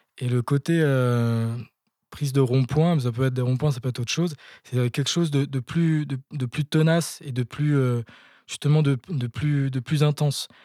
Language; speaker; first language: French; native; French